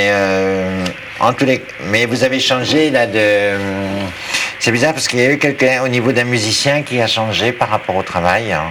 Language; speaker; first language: French; native; French